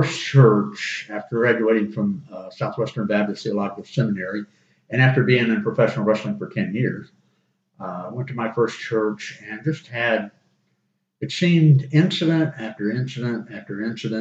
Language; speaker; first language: English; native; English